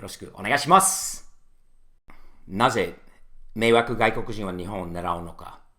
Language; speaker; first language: Japanese; non-native, fluent; English